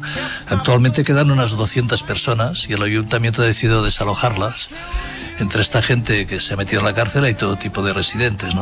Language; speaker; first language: Spanish; native; Spanish